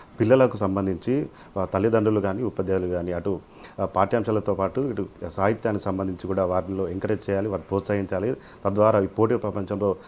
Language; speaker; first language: Telugu; native; Telugu